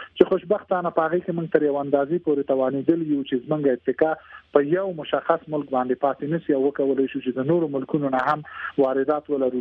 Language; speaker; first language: Pashto; native; Pashto